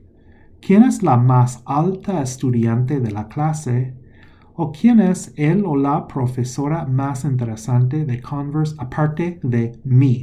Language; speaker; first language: Spanish; non-native, fluent; English